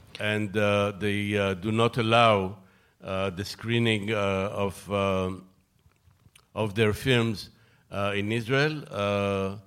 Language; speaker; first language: English; non-native, fluent; Hebrew